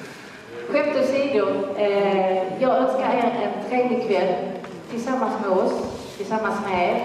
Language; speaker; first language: Swedish; non-native, fluent; Italian